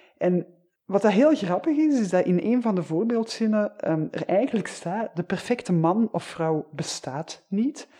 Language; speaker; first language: Dutch; native; Dutch